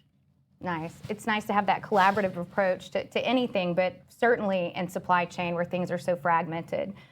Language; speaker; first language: English; native; English